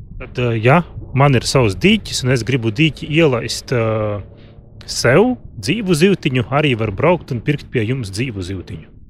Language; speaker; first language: Latvian; native; Latvian